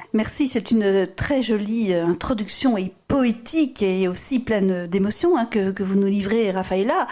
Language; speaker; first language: French; native; French